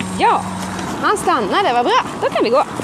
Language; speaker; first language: Swedish; native; Swedish